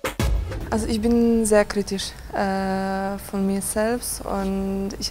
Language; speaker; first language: German; non-native, fluent; Polish